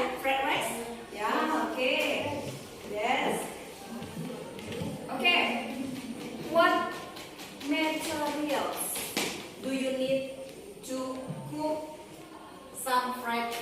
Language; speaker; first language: English; non-native, learner; Indonesian